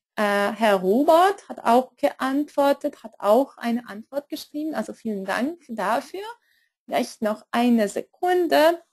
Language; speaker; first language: German; non-native, fluent; Polish